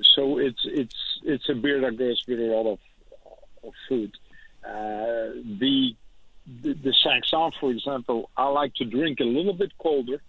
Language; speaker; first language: English; non-native, fluent; Dutch